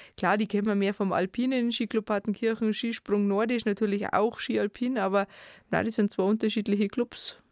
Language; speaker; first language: German; native; German